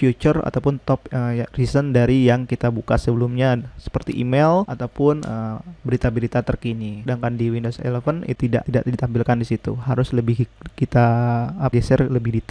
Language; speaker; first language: Indonesian; native; Indonesian